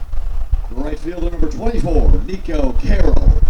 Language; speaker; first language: English; native; English